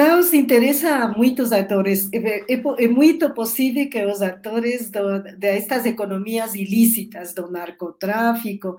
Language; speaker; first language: Portuguese; non-native, learner; Spanish